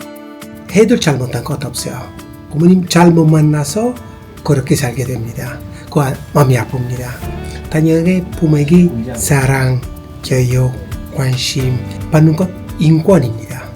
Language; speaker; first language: Korean; non-native, fluent; Italian